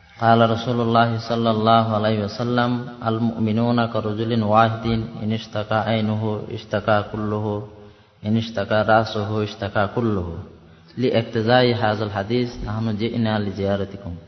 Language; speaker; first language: Arabic; non-native, fluent; Bangla